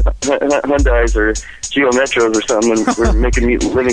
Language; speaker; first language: English; native; English